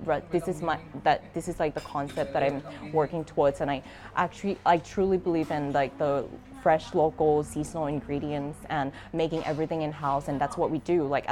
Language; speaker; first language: English; non-native, fluent; Thai